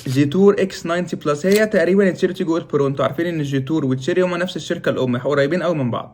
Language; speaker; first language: Arabic; native; Arabic